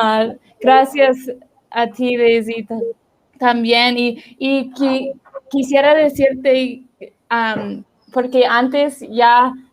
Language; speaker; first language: Spanish; non-native, learner; English